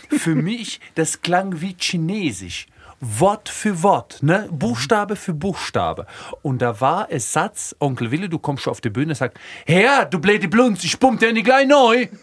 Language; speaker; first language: German; early bilingual, other home language; Croatian